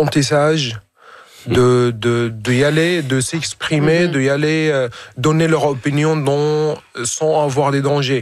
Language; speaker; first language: French; non-native, fluent; Arabic